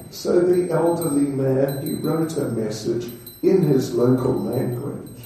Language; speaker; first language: English; native; English